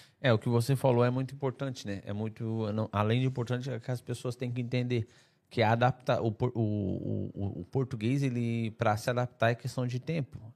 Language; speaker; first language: Portuguese; native; Portuguese